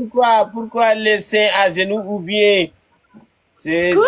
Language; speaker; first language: French; non-native, local second language; Bambara